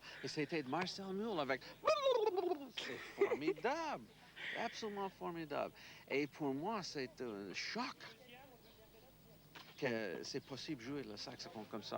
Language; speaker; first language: French; non-native, fluent; English